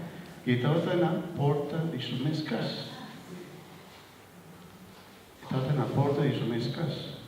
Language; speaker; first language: Spanish; non-native, learner; Papiamento